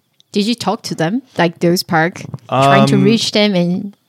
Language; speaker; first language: English; non-native, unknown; Chinese